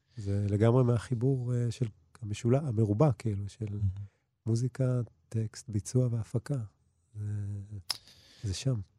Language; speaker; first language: Hebrew; early bilingual, other home language; Russian